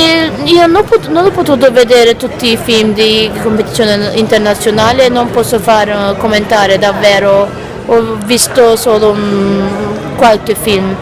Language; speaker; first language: Italian; non-native, fluent; Turkish